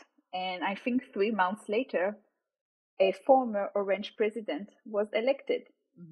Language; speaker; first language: English; non-native, fluent; French